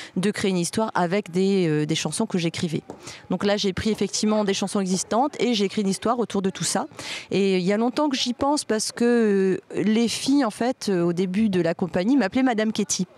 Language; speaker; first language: French; native; French